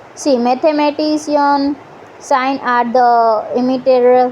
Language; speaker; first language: English; non-native, local second language; Gujarati